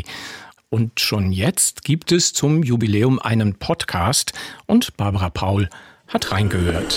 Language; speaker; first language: German; native; German